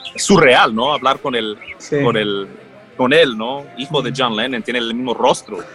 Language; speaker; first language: Spanish; early bilingual, heritage; Spanish